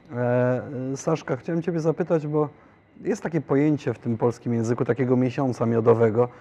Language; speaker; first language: Polish; native; Polish